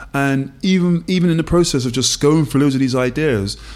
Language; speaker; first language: English; native; English